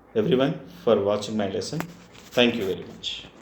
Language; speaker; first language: English; non-native, local second language; Telugu